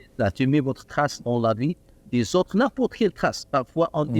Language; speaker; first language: French; non-native, learner; Arabic